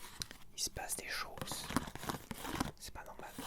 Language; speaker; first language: French; native; French